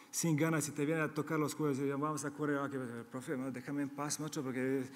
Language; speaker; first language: Spanish; non-native, fluent; Serbian